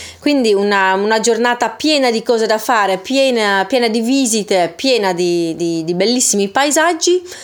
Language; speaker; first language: Italian; non-native, fluent; Dutch